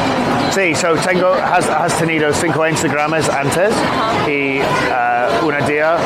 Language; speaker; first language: Spanish; non-native, learner; English